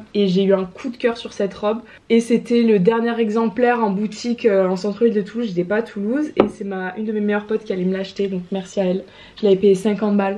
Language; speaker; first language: French; native; French